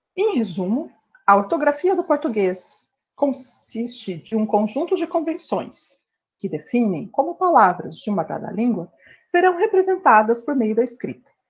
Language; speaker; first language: Portuguese; native; Portuguese